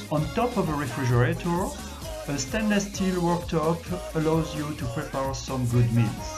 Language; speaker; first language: English; non-native, fluent; French